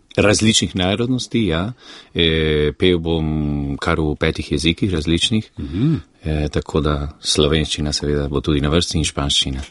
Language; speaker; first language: Slovenian; early bilingual, heritage; Slovenian